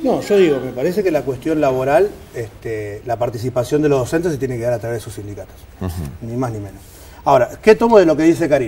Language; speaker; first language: Spanish; native; Spanish